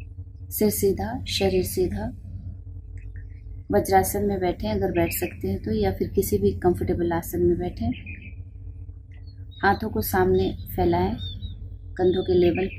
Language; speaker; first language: Hindi; native; Hindi